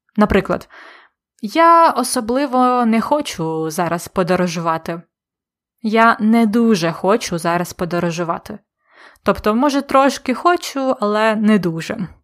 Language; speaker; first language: Ukrainian; native; Ukrainian